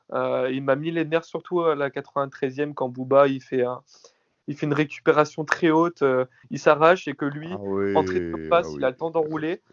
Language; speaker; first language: French; native; French